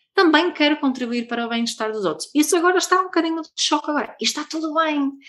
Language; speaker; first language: Portuguese; non-native, fluent; Swedish